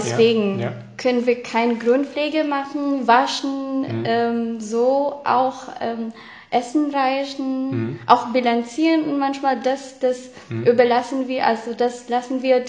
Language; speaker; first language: German; non-native, fluent; Filipino